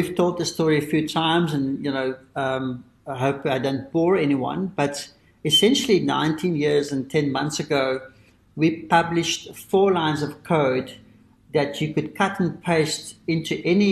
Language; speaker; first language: English; native; English